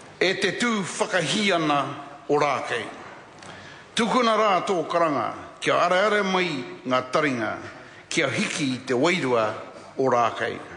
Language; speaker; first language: Māori; non-native, local second language; English